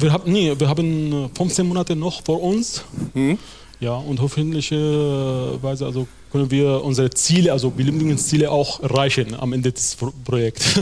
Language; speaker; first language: German; non-native, fluent; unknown